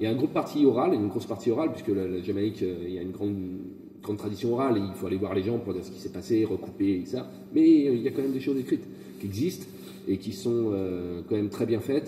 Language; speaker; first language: French; native; French